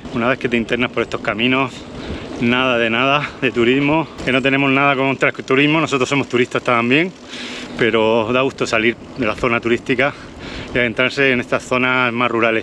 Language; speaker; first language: Spanish; native; Spanish